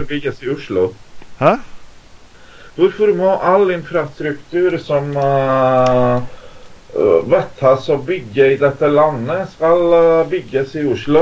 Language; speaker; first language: Norwegian; non-native, fluent; Greek